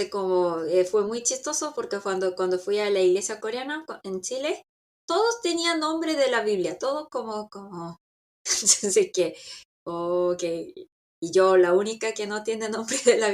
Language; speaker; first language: Spanish; non-native, local second language; Korean